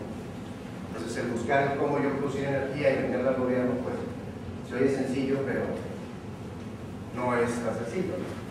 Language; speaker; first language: Spanish; native; Spanish